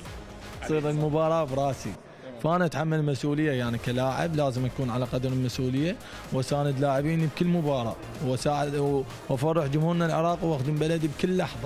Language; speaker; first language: Arabic; native; Arabic